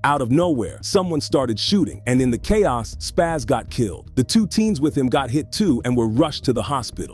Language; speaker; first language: English; native; English